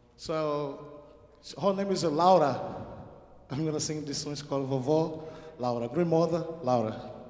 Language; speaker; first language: English; non-native, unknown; Portuguese